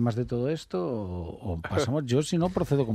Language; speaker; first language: Spanish; native; Spanish